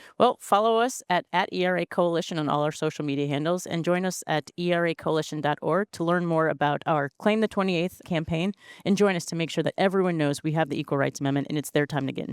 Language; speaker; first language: English; native; English